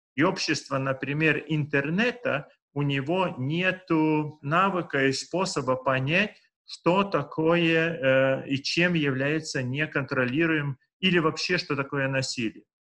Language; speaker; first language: Russian; non-native, local second language; Lithuanian